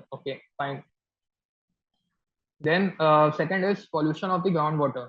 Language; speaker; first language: English; non-native, local second language; Hindi